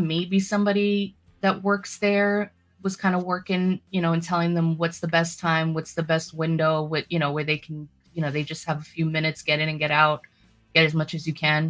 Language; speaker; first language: English; native; English